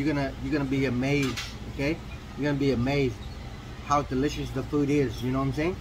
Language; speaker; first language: English; non-native, fluent; Vietnamese